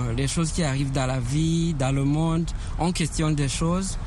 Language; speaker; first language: French; non-native, local second language; Kinyarwanda